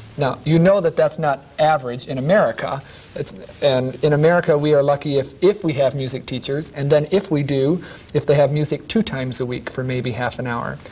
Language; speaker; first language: English; native; English